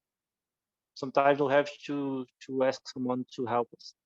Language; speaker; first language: English; non-native, learner; Portuguese